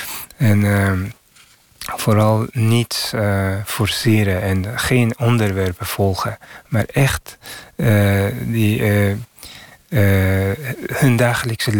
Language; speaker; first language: Dutch; non-native, fluent; Persian